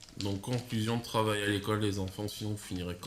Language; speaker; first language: French; native; French